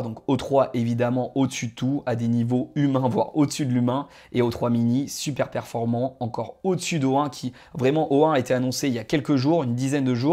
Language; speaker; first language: French; native; French